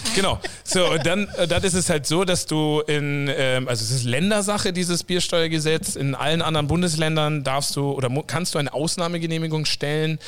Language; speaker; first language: German; native; German